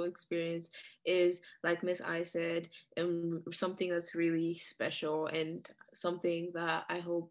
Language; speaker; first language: English; non-native, local second language; Yoruba